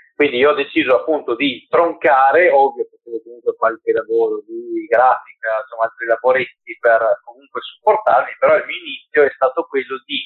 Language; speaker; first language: Italian; early bilingual, heritage; Spanish